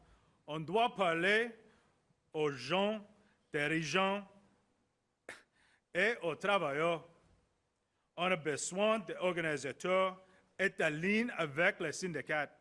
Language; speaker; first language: French; non-native, learner; English